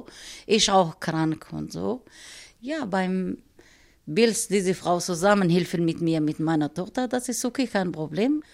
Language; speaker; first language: German; non-native, learner; Arabic